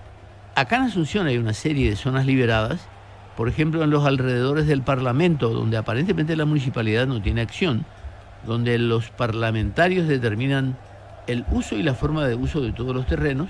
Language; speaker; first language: Spanish; native; Spanish